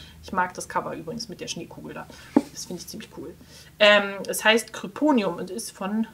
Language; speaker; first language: German; native; German